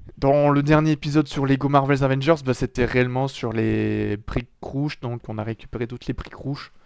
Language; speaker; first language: French; native; French